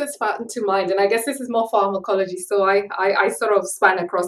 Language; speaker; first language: English; native; English